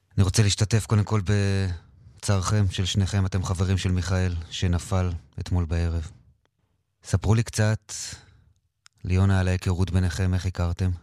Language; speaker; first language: Hebrew; native; Hebrew